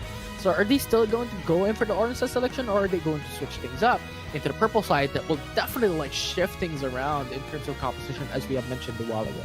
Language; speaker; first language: English; non-native, local second language; Filipino